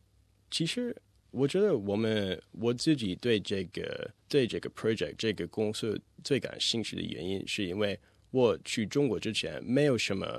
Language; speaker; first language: Chinese; non-native, fluent; English